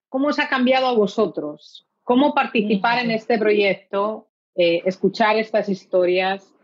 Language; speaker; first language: Spanish; native; Spanish